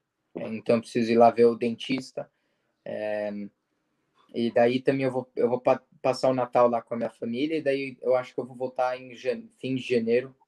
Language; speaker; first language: Portuguese; early bilingual, heritage; Portuguese